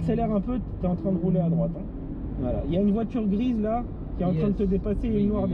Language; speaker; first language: French; native; French